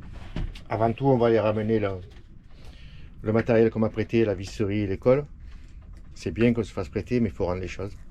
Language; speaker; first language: French; native; French